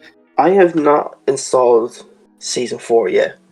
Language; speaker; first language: English; native; English